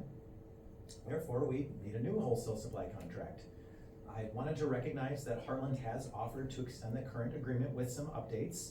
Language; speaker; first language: English; native; English